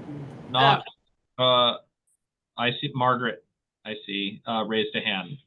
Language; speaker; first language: English; native; English